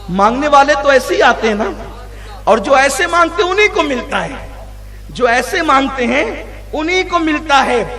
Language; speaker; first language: Urdu; native; Urdu